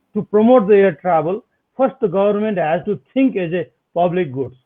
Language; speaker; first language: English; non-native, local second language; Nepali